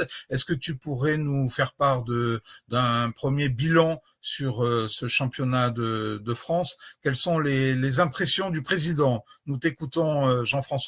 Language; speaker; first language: French; native; French